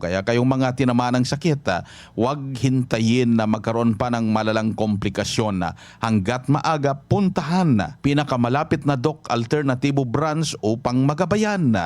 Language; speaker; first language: Filipino; native; Filipino